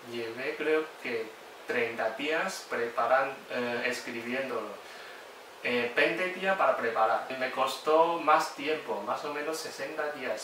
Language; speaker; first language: Spanish; non-native, fluent; Chinese